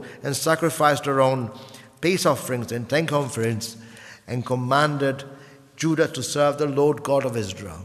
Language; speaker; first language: English; non-native, fluent; Italian